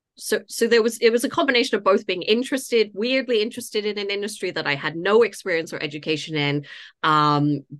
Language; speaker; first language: English; native; English